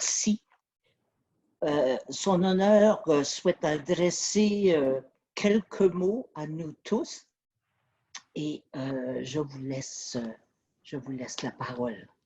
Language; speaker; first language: French; native; French